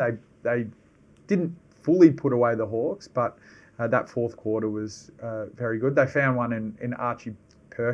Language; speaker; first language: English; native; English